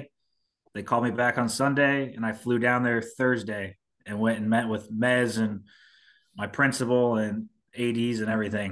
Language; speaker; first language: English; native; English